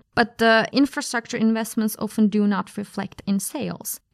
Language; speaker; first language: English; non-native, fluent; Turkish